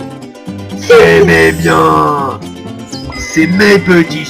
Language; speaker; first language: French; native; French